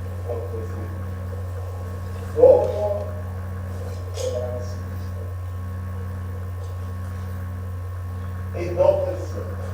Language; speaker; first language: Italian; non-native, learner; Russian